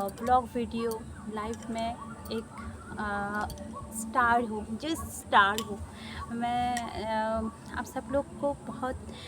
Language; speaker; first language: Hindi; non-native, local second language; Bangla